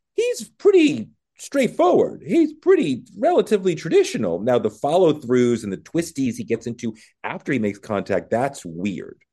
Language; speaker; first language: English; native; English